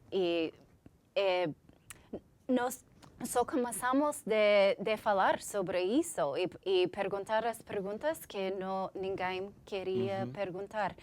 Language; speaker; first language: Portuguese; non-native, learner; English